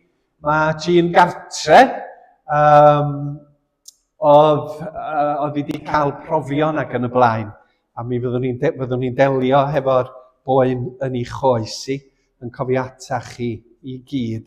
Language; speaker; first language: Welsh; native; Welsh